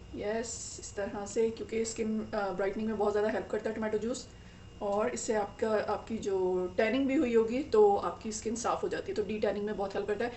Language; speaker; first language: Urdu; native; Urdu